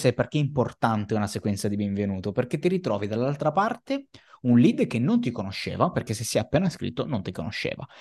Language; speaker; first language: Italian; native; Italian